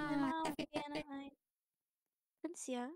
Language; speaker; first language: German; native; German